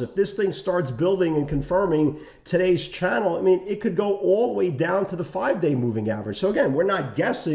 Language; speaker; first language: English; native; English